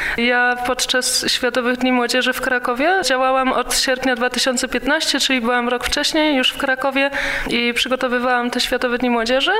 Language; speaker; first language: Polish; early bilingual, heritage; Polish